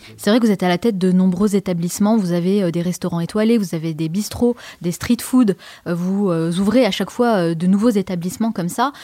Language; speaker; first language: French; native; French